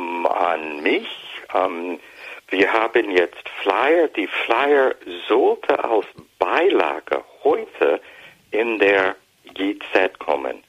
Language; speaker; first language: German; non-native, fluent; English